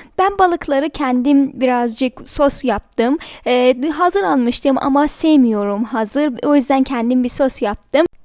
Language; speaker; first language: Turkish; non-native, fluent; Persian